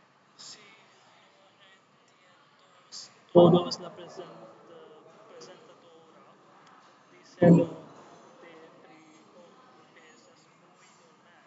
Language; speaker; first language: Spanish; non-native, learner; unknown